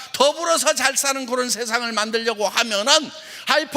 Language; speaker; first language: Korean; native; Korean